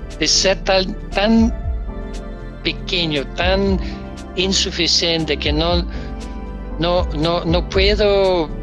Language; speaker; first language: Spanish; non-native, learner; Danish